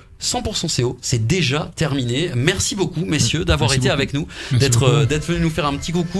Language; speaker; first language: French; native; French